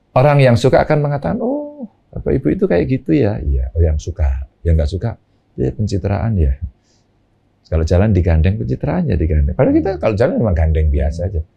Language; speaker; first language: Indonesian; non-native, local second language; Javanese